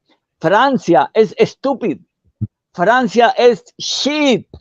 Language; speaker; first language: English; non-native, learner; Spanish